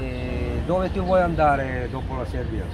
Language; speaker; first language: Italian; non-native, learner; Serbian